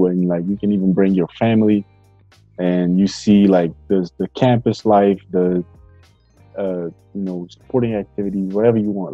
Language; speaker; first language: English; non-native, fluent; Bulgarian